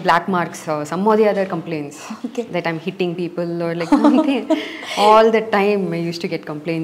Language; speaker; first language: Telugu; non-native, learner; Tamil